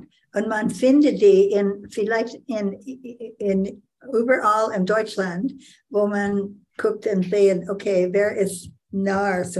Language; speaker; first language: German; non-native, learner; English